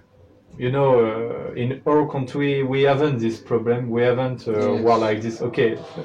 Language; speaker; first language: English; non-native, learner; French